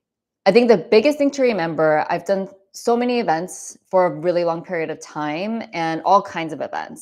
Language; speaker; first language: English; native; English